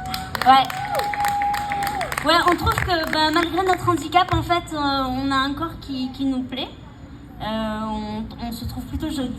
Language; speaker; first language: French; native; French